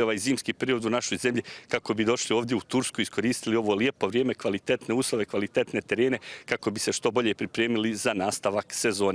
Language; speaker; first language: Bosnian; native; Bosnian